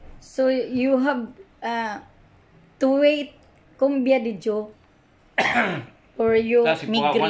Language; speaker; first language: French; non-native, learner; Filipino